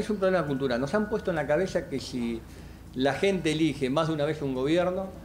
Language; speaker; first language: Spanish; native; Spanish